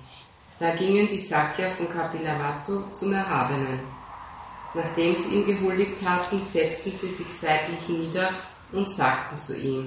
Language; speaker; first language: German; native; German